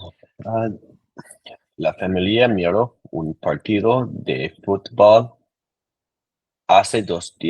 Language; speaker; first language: Spanish; non-native, learner; English